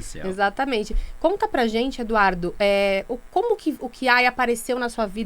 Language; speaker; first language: Portuguese; native; Portuguese